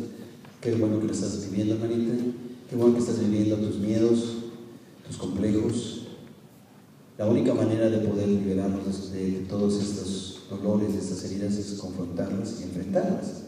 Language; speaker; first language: Spanish; native; Spanish